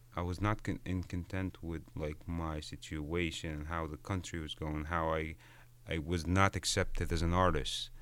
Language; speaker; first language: English; non-native, fluent; Arabic